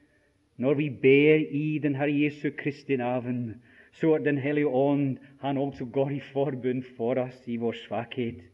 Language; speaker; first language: Norwegian; non-native, fluent; English